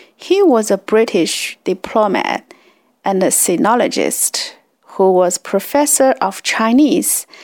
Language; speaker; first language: English; non-native, fluent; Chinese